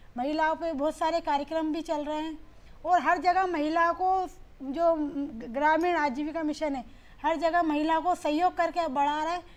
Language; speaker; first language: Hindi; native; Hindi